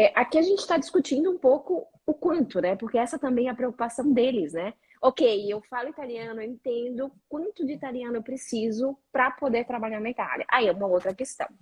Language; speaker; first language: Portuguese; native; Portuguese